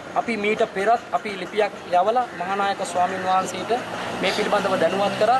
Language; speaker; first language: Sinhala; non-native, local second language; Tamil